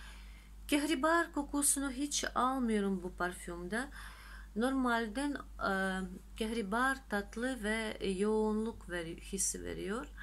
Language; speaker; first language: Turkish; non-native, fluent; Russian